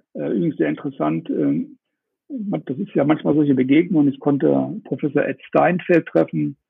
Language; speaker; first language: German; native; German